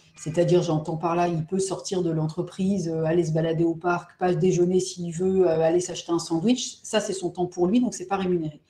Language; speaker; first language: French; native; French